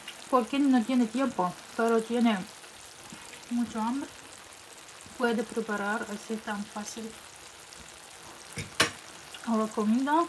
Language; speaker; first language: Spanish; non-native, fluent; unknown